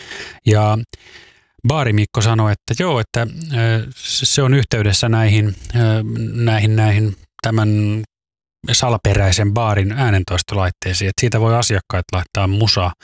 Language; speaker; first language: Finnish; native; Finnish